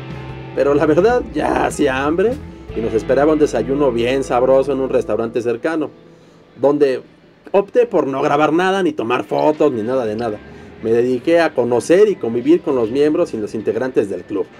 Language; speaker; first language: Spanish; native; Spanish